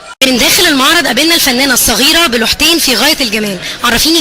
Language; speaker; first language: Arabic; native; Arabic